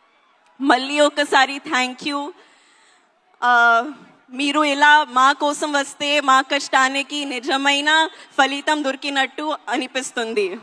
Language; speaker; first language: Telugu; non-native, learner; Hindi